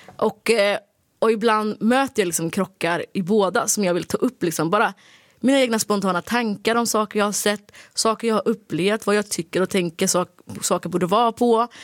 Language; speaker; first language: Swedish; early bilingual, other home language; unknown